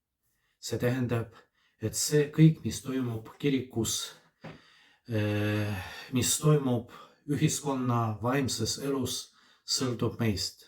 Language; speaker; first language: Estonian; non-native, fluent; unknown